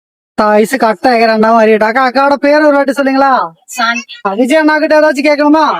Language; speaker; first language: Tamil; non-native, learner; Malayalam